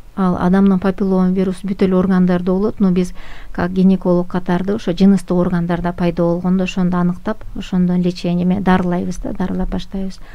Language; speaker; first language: Kyrgyz; native; Kyrgyz